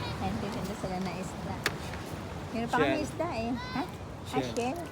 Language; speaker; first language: Filipino; non-native, local second language; Cebuano